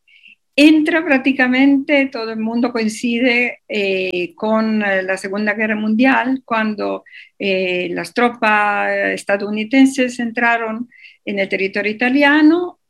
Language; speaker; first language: Spanish; native; Spanish